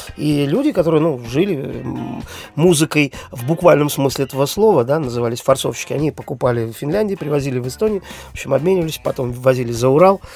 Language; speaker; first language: Russian; native; Russian